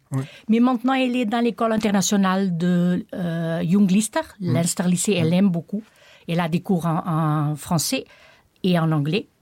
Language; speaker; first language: French; non-native, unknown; Portuguese